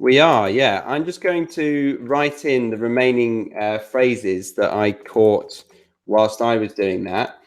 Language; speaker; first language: English; native; English